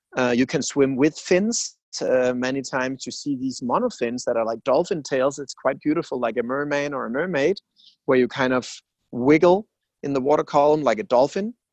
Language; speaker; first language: English; non-native, fluent; Danish